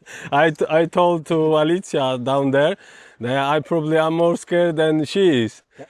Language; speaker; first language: English; non-native, learner; Polish